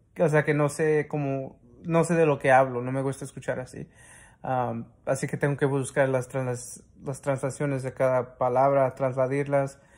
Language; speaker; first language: Spanish; early bilingual, heritage; Spanish